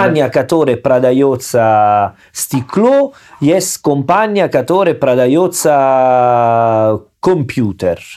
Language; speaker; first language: Russian; non-native, learner; Italian